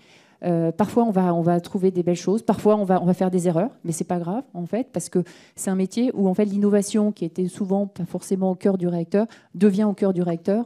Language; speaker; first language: French; native; French